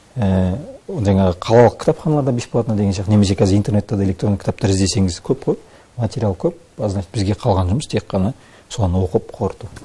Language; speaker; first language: Kazakh; non-native, local second language; Russian